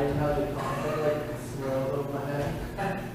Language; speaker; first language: English; native; English